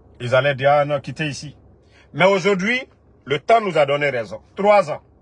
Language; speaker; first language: French; non-native, local second language; Mandingo